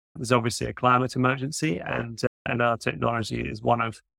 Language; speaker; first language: English; native; English